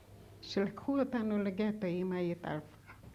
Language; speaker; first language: Hebrew; non-native, fluent; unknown